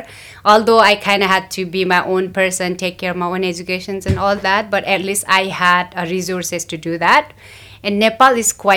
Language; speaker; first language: English; non-native, local second language; Nepali